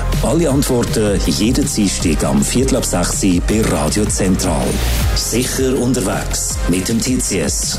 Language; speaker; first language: German; native; German